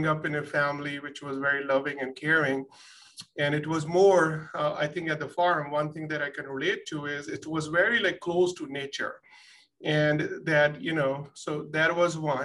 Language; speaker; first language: English; non-native, local second language; Punjabi